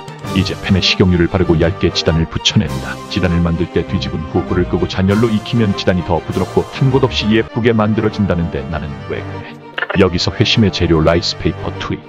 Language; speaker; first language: Korean; native; Korean